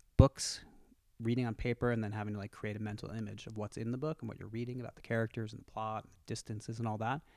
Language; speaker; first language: English; native; English